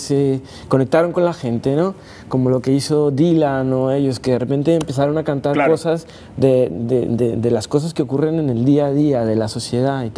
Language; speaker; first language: Spanish; native; Spanish